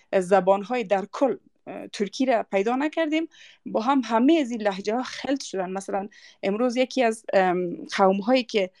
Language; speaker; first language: Persian; non-native, local second language; Uzbek